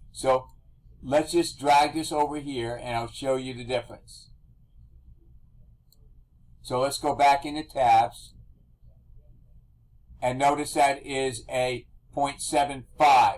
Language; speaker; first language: English; native; English